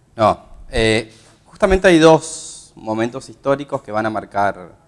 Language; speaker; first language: Spanish; native; Spanish